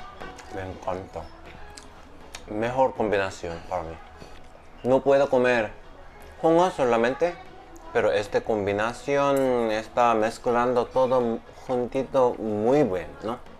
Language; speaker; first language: Spanish; non-native, learner; Korean